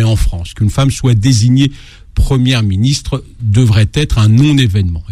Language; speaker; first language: French; native; French